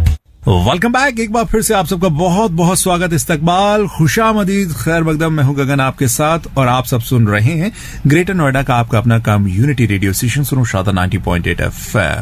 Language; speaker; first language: Hindi; native; Hindi